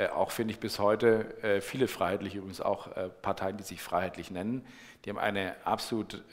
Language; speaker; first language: German; native; German